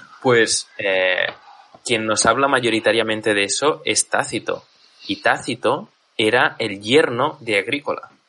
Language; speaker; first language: Spanish; native; Spanish